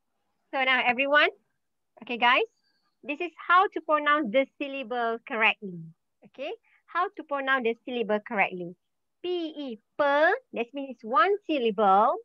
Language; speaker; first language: English; non-native, learner; Malay